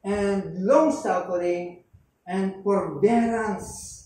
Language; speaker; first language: English; non-native, local second language; Filipino